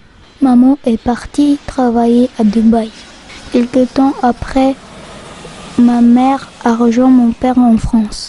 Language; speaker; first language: French; non-native, learner; Filipino